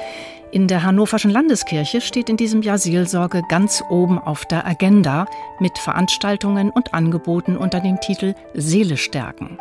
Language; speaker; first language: German; native; German